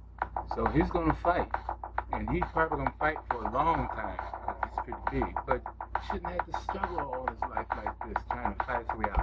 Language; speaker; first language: English; native; English